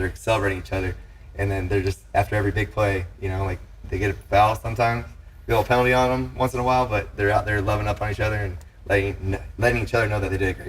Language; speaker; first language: English; native; English